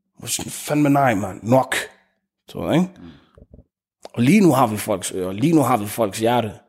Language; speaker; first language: Danish; early bilingual, other home language; Arabic